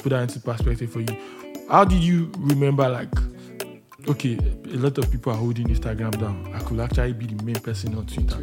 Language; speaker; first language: English; non-native, local second language; Yoruba